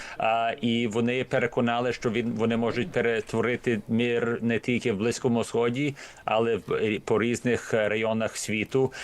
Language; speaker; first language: Ukrainian; early bilingual, heritage; Ukrainian